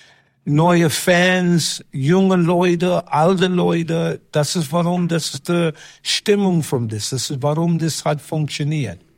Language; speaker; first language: German; non-native, learner; English